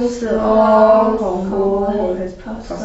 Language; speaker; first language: Korean; non-native, learner; Chinese